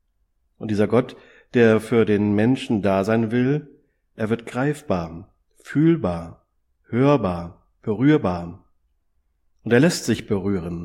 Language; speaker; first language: German; native; German